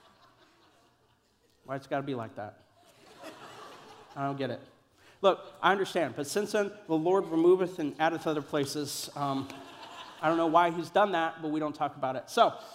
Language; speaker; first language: English; native; English